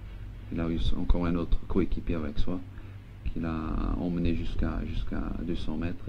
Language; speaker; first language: French; non-native, local second language; Luxembourgish